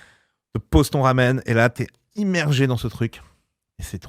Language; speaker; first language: French; native; French